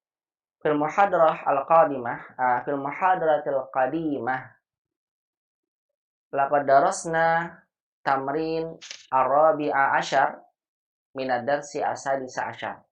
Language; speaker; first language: Arabic; non-native, fluent; Indonesian